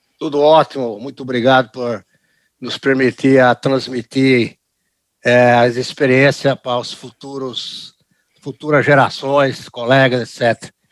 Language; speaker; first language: Portuguese; early bilingual, other home language; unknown